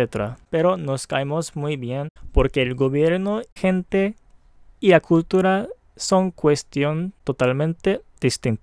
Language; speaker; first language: Spanish; non-native, fluent; Japanese